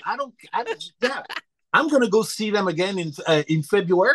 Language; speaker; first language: English; non-native, fluent; French